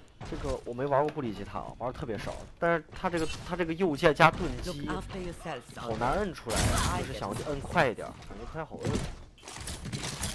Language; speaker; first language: Chinese; native; Chinese